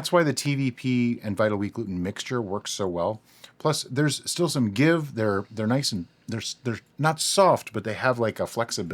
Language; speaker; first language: English; native; English